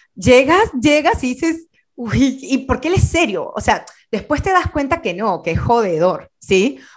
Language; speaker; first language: Spanish; native; Spanish